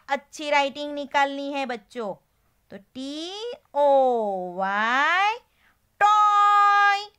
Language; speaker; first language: Hindi; non-native, local second language; Gujarati